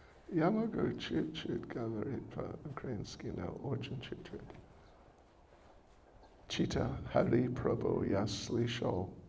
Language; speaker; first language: Russian; non-native, learner; English